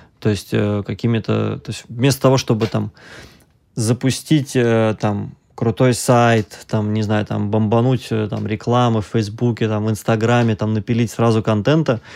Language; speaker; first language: Russian; native; Russian